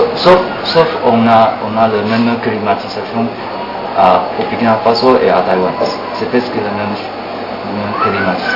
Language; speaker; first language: French; non-native, learner; Chinese